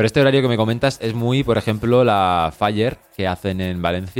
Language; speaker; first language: Spanish; native; Spanish